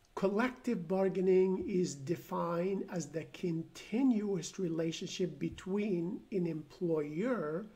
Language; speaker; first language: English; non-native, fluent; Persian